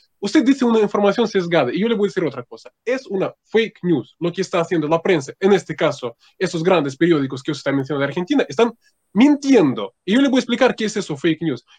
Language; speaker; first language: Spanish; non-native, fluent; Russian